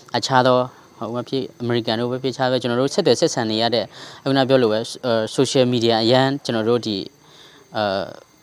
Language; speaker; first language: Burmese; non-native, local second language; S'gaw Karen